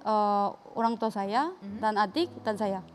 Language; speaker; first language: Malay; non-native, learner; Korean